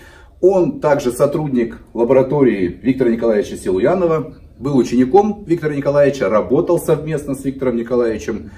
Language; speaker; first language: Russian; native; Russian